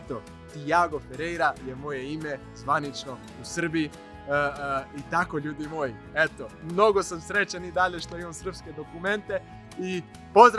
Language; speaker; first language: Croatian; non-native, fluent; Portuguese